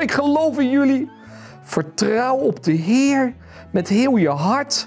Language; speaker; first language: Dutch; native; Dutch